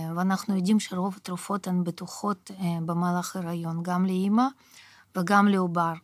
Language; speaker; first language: Hebrew; early bilingual, other home language; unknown